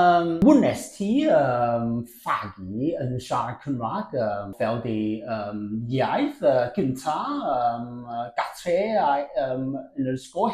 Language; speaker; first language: Welsh; non-native, learner; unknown